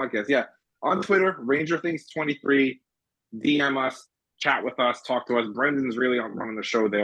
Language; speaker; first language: English; native; English